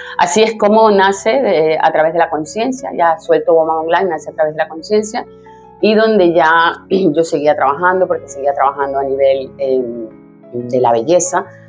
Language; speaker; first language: Spanish; native; Spanish